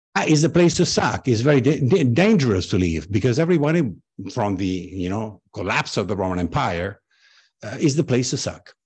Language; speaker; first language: English; non-native, fluent; Italian